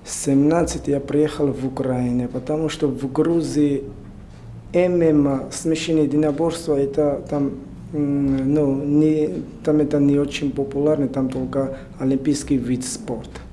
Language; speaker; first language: Russian; non-native, learner; Georgian